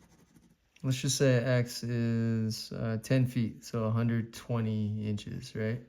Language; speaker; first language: English; native; English